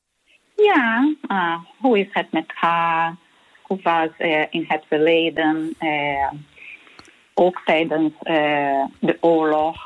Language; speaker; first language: Dutch; non-native, learner; Portuguese